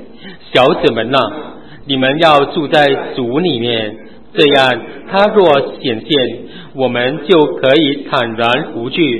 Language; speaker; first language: Chinese; native; Chinese